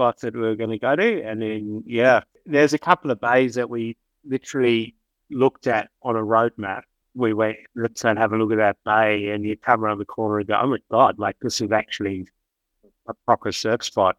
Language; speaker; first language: English; native; English